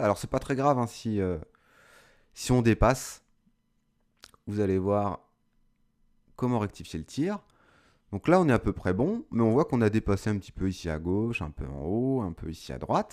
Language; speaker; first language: French; native; French